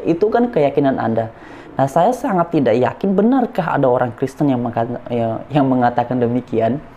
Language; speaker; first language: Indonesian; native; Indonesian